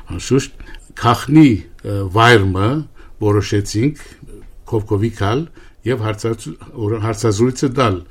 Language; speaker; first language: Armenian; early bilingual, heritage; Armenian